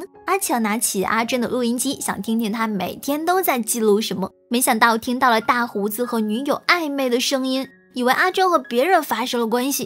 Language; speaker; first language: Chinese; native; Chinese